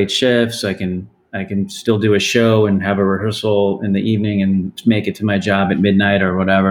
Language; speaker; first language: English; native; English